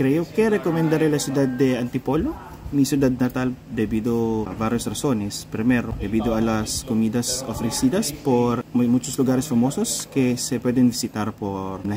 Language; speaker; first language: Spanish; non-native, fluent; Filipino